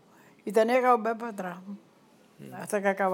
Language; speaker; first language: Spanish; native; Spanish